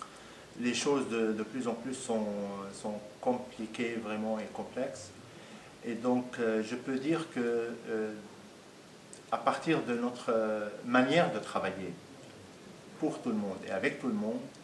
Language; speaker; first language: French; non-native, fluent; Arabic